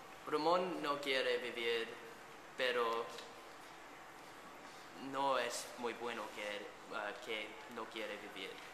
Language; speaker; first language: Spanish; non-native, learner; English